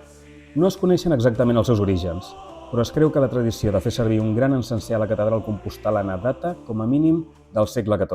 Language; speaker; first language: Catalan; native; Catalan